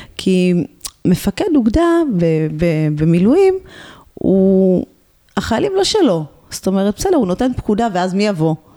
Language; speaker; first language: Hebrew; native; Hebrew